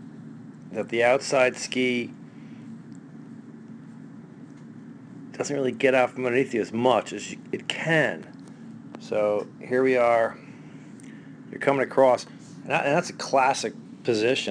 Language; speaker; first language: English; native; English